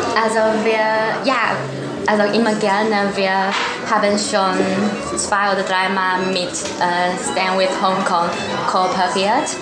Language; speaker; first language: German; non-native, learner; Chinese